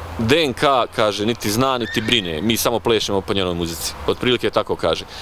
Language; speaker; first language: Bosnian; native; Bosnian